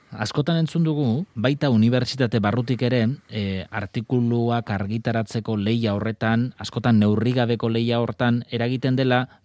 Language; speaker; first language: Basque; native; Basque